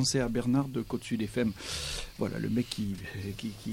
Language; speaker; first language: French; native; French